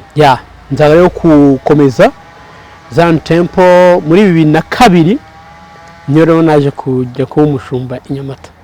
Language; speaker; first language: Kinyarwanda; early bilingual, heritage; Kinyarwanda